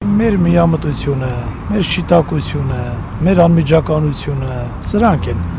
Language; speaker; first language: Armenian; non-native, local second language; Kurdish